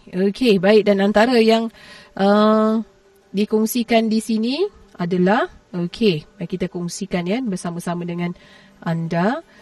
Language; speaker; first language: Malay; native; Malay